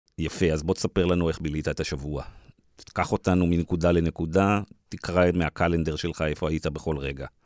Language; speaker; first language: Hebrew; native; Hebrew